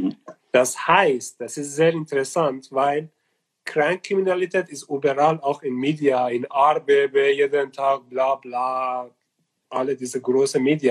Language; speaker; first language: German; non-native, learner; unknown